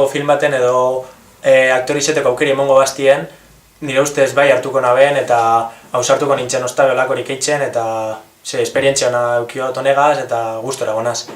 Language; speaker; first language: Basque; native; Basque